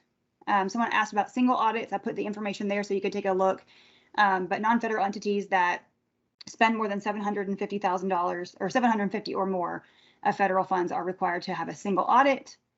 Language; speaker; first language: English; native; English